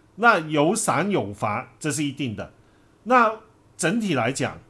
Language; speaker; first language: Chinese; non-native, local second language; Cantonese